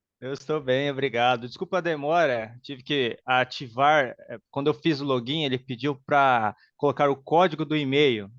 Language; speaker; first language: Portuguese; native; Portuguese